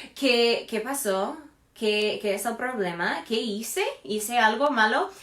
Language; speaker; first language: Spanish; non-native, fluent; English